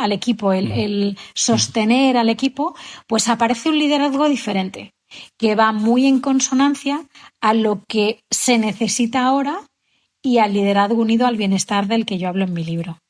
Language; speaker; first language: Spanish; native; Spanish